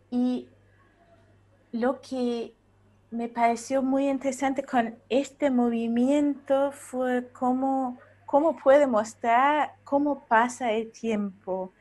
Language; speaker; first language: Spanish; non-native, fluent; German